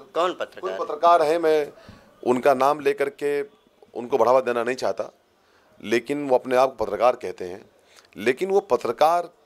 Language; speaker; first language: Hindi; native; Hindi